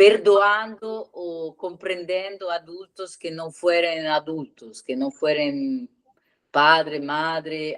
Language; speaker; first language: Spanish; non-native, learner; Italian